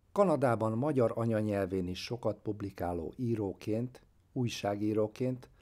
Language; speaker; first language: Hungarian; native; Hungarian